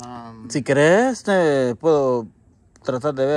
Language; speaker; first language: Spanish; native; Spanish